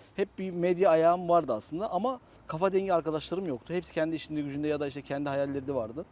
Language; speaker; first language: Turkish; native; Turkish